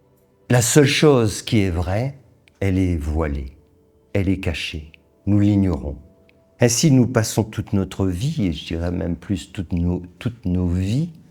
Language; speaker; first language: French; native; French